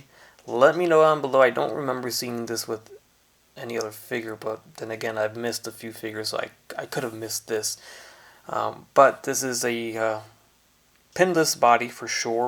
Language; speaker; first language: English; native; English